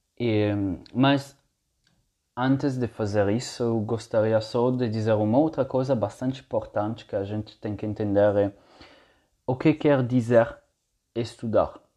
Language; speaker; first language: Portuguese; non-native, fluent; Italian